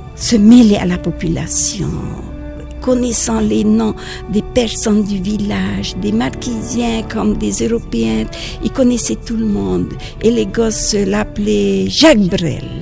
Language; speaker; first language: French; non-native, local second language; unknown